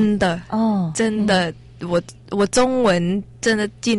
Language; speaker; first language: Chinese; non-native, learner; Thai